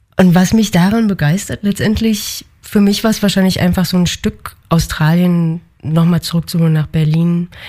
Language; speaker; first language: German; native; German